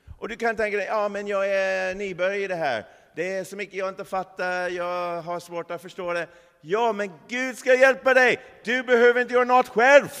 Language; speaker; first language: Swedish; non-native, fluent; English